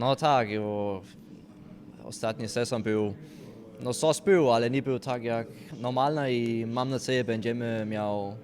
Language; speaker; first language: Polish; non-native, learner; Danish